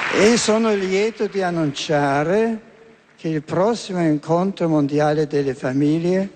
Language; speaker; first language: Italian; non-native, fluent; German